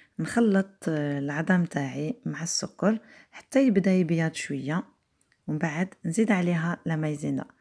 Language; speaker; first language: French; non-native, local second language; Arabic